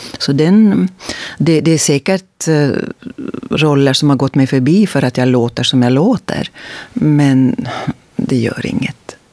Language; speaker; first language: Swedish; native; Swedish